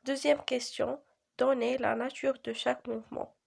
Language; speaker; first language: French; non-native, local second language; Arabic